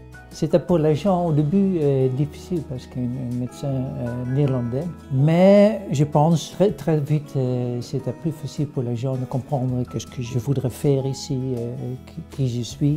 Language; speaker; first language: French; non-native, fluent; Dutch